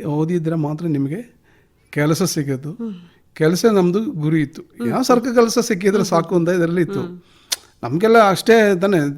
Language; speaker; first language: Kannada; non-native, local second language; Malayalam